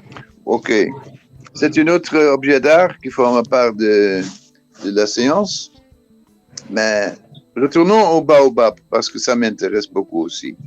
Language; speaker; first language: French; non-native, fluent; Dutch